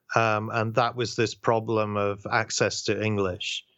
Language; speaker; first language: English; native; English